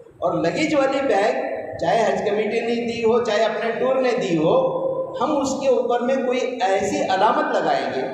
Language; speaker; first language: Urdu; non-native, local second language; Konkani